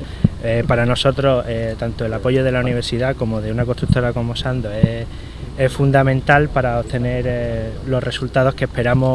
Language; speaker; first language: Spanish; native; Spanish